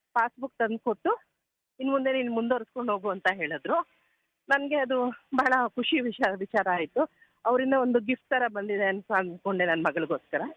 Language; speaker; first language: Kannada; native; Kannada